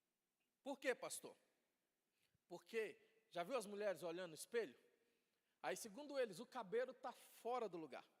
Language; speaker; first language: Portuguese; native; Portuguese